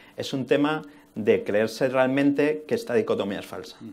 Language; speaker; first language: Spanish; native; Spanish